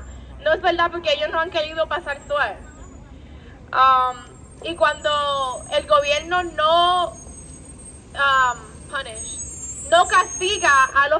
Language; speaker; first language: Spanish; early bilingual, other home language; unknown